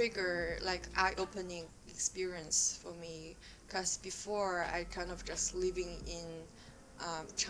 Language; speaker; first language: English; non-native, fluent; Chinese